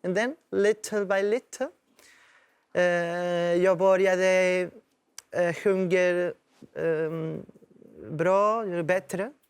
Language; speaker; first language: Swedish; non-native, learner; Portuguese